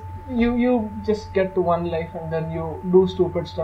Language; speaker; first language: English; non-native, local second language; Marathi